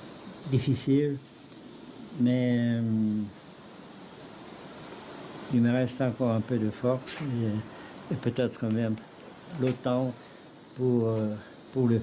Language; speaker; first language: French; non-native, fluent; Czech